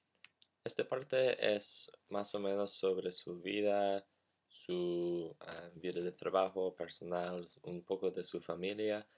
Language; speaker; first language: Spanish; non-native, learner; English